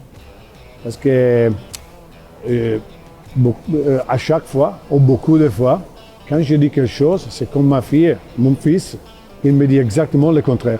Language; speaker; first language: French; non-native, fluent; Italian